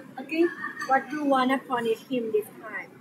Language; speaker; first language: English; non-native, learner; Chinese